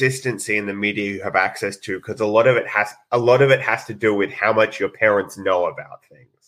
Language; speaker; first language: English; native; English